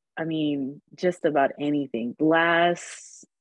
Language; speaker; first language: English; early bilingual, other home language; Spanish